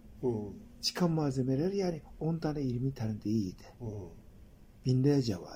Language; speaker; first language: Turkish; non-native, fluent; Japanese